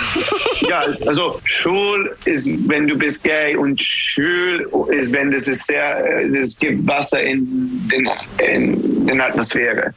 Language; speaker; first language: German; non-native, learner; English